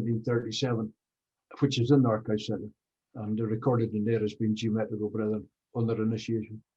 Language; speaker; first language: English; native; English